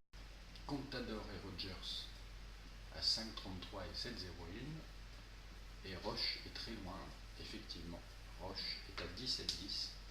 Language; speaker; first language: French; native; French